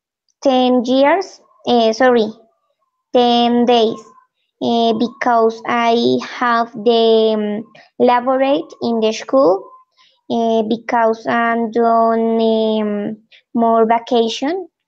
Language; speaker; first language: English; non-native, learner; Spanish